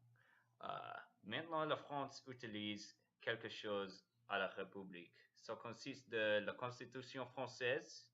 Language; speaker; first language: French; non-native, learner; English